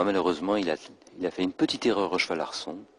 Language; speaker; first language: French; native; French